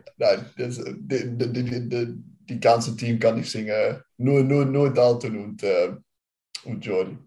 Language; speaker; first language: German; non-native, learner; Dutch